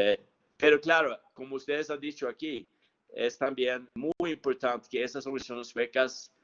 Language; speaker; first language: Spanish; non-native, fluent; Swedish